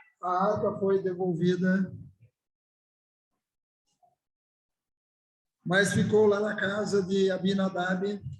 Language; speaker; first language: Portuguese; native; Portuguese